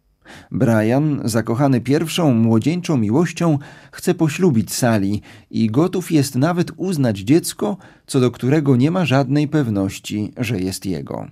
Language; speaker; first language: Polish; native; Polish